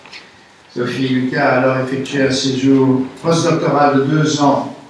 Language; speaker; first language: French; native; French